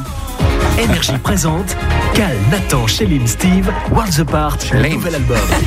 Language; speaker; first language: French; native; French